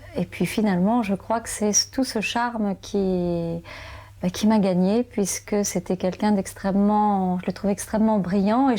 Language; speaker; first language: French; native; French